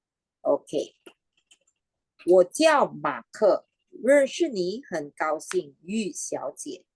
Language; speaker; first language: Chinese; non-native, fluent; Filipino